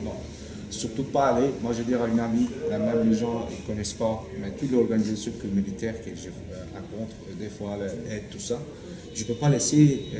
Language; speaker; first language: French; non-native, learner; Turkish